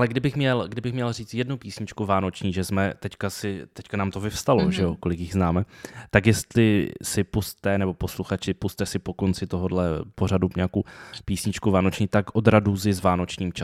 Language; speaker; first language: Czech; native; Czech